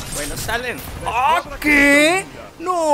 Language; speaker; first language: Spanish; native; Spanish